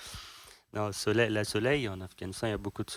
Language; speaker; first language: French; non-native, learner; Persian